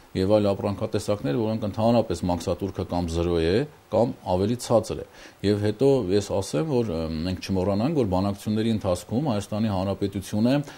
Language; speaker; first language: Armenian; native; Armenian